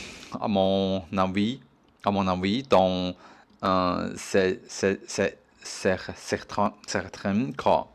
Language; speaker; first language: French; non-native, learner; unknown